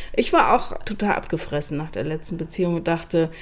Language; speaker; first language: German; native; German